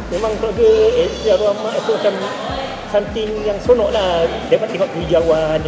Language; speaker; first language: Malay; native; Malay